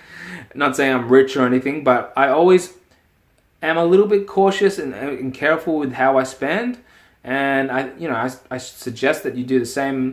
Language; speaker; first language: English; native; English